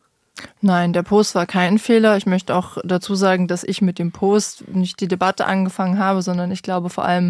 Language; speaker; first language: German; native; German